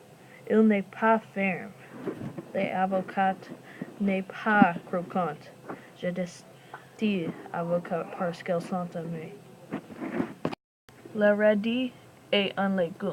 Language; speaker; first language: French; non-native, learner; English